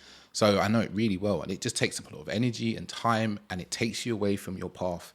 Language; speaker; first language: English; native; English